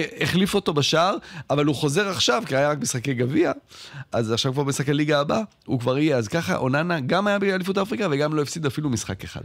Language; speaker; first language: Hebrew; native; Hebrew